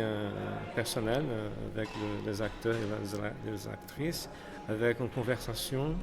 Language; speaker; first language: French; non-native, fluent; Portuguese